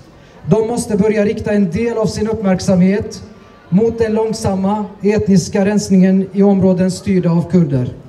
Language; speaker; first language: Swedish; early bilingual, other home language; Assyrian Neo-Aramaic